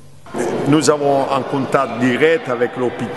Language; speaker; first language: French; non-native, learner; Italian